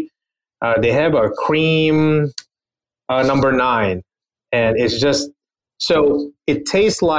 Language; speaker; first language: English; non-native, local second language; Filipino